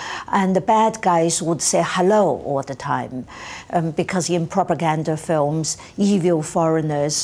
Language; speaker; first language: English; non-native, fluent; Chinese